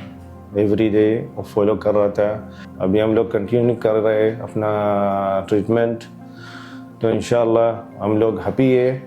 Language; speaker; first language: Hindi; non-native, learner; Arabic